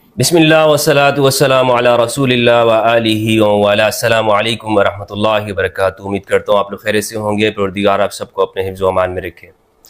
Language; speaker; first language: Urdu; non-native, local second language; Pashto